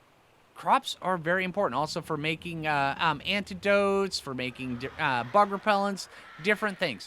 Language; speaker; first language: English; native; English